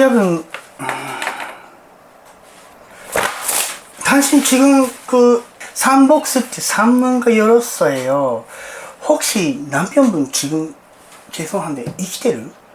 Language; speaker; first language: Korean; non-native, learner; Japanese